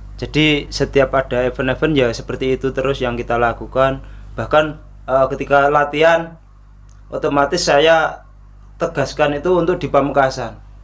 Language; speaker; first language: Indonesian; non-native, local second language; Madurese